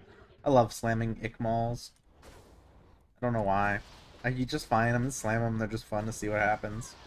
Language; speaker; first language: English; native; English